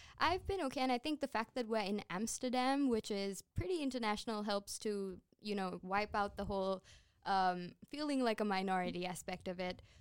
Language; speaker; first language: English; non-native, local second language; Sinhala